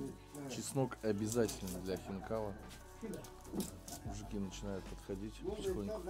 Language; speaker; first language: Russian; native; Russian